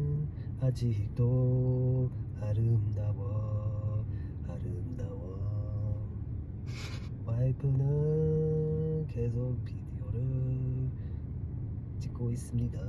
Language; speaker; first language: Korean; non-native, learner; English